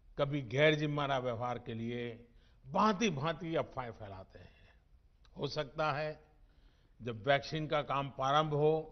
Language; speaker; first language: Hindi; non-native, local second language; Gujarati